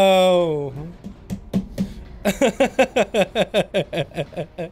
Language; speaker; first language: English; native; English